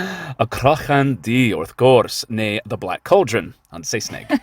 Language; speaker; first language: Welsh; non-native, learner; English